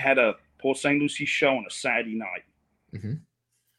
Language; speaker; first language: English; native; English